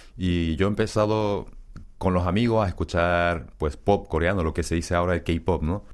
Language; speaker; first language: Spanish; early bilingual, other home language; Korean